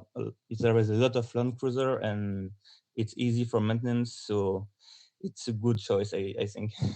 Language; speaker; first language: English; non-native, learner; French